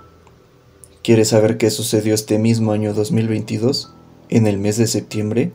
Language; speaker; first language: Spanish; native; Spanish